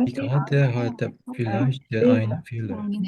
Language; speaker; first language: German; non-native, learner; Korean